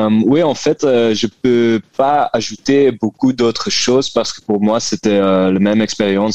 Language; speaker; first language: French; non-native, local second language; Dutch